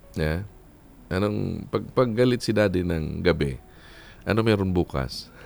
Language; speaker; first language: Filipino; non-native, local second language; Bikol